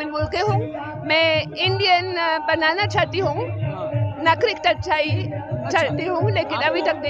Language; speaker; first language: Hindi; non-native, learner; German